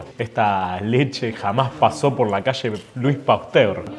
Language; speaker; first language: Spanish; native; Spanish